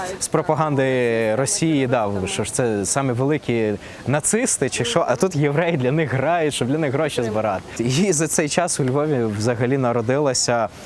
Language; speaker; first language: Ukrainian; non-native, local second language; Russian